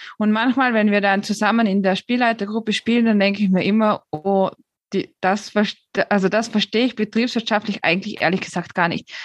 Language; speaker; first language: German; native; German